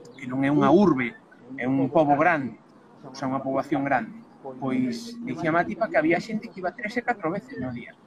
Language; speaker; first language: Galician; non-native, local second language; Spanish